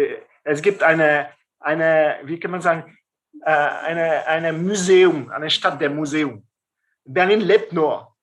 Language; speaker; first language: German; non-native, fluent; French